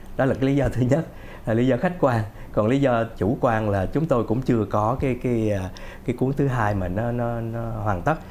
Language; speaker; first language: Vietnamese; native; Vietnamese